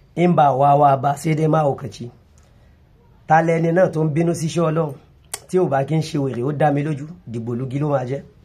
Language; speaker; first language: Yoruba; non-native, local second language; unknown